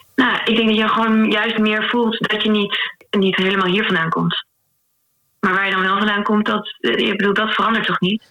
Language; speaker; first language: Dutch; native; Dutch